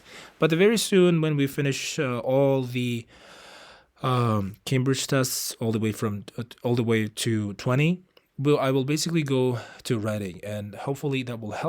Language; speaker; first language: English; non-native, fluent; Uzbek